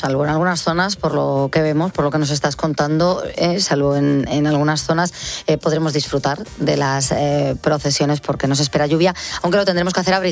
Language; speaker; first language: Spanish; native; Spanish